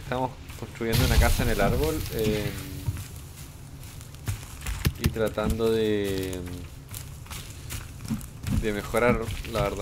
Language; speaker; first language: Spanish; native; Spanish